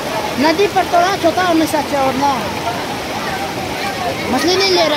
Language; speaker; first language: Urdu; non-native, local second language; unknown